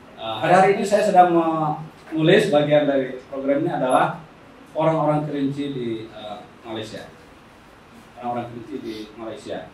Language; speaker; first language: Indonesian; non-native, local second language; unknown